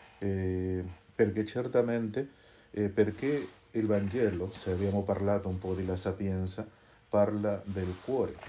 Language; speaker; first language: Italian; non-native, fluent; Spanish